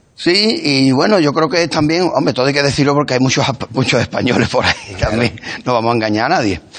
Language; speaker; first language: Spanish; native; Spanish